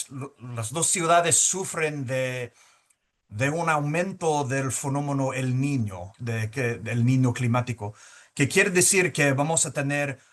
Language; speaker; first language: Spanish; early bilingual, heritage; Spanish